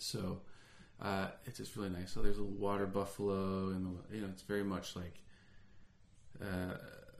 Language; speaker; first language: English; native; English